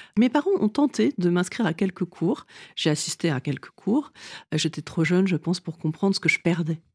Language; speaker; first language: French; early bilingual, other home language; Vietnamese